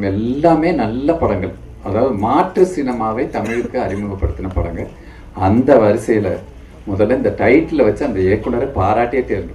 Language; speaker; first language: Tamil; native; Tamil